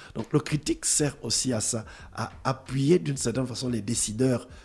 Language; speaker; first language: French; non-native, local second language; Lingala